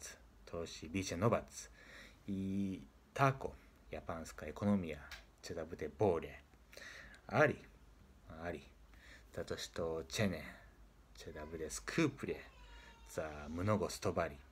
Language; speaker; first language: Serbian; non-native, learner; Japanese